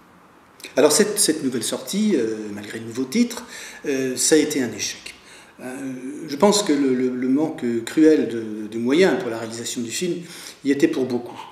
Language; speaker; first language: French; native; French